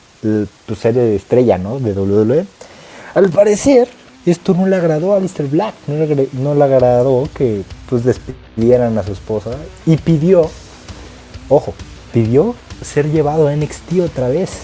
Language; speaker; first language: Spanish; native; Spanish